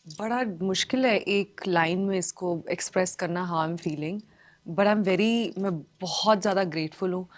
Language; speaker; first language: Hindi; non-native, local second language; Punjabi